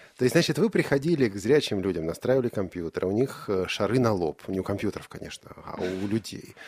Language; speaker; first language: Russian; native; Russian